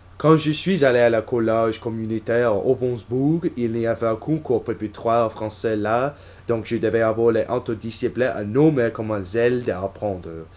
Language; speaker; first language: French; non-native, learner; English